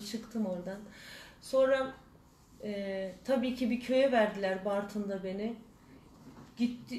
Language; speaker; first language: Turkish; early bilingual, heritage; Turkish